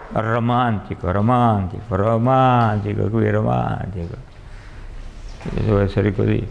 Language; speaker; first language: Italian; non-native, learner; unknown